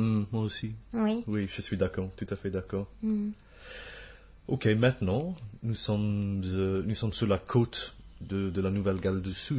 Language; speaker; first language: French; non-native, fluent; English